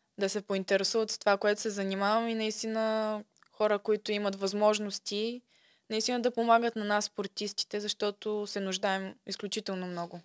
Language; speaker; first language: Bulgarian; early bilingual, other home language; Russian